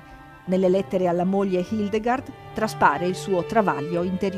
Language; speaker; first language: Italian; native; Italian